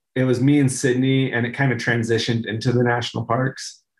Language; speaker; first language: English; native; English